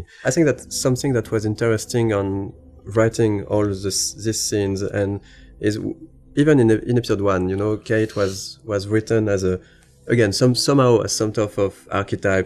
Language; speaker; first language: English; non-native, fluent; French